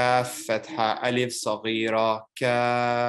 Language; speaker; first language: Arabic; non-native, learner; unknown